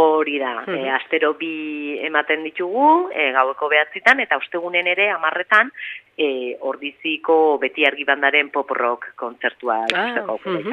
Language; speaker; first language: Basque; native; Basque